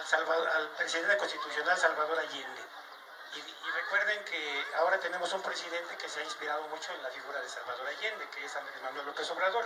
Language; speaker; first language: Spanish; native; Spanish